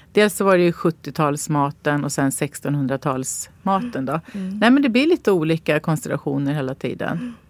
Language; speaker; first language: Swedish; native; Swedish